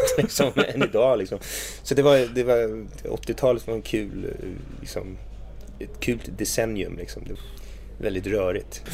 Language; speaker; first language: Swedish; early bilingual, other home language; English